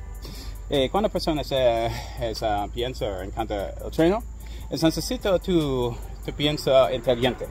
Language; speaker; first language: Spanish; non-native, learner; English